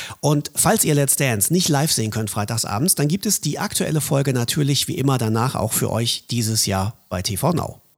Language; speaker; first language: German; native; German